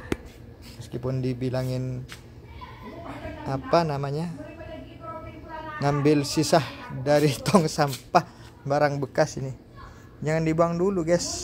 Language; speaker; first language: Indonesian; native; Indonesian